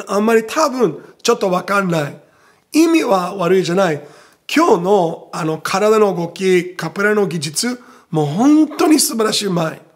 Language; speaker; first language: Japanese; non-native, fluent; Portuguese